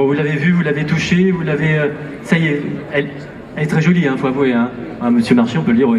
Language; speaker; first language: French; native; French